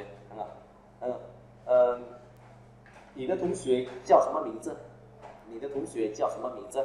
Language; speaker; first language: Chinese; non-native, fluent; Vietnamese